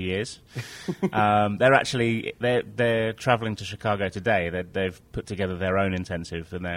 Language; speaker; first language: English; native; English